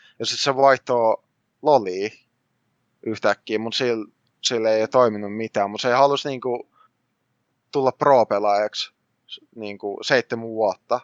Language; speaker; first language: Finnish; early bilingual, other home language; Russian